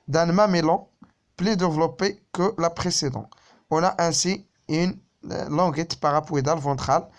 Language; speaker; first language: French; non-native, local second language; Arabic